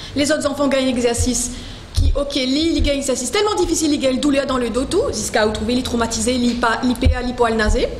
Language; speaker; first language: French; non-native, local second language; Morisyen